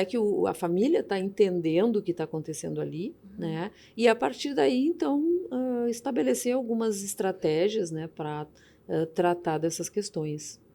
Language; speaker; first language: Portuguese; native; Portuguese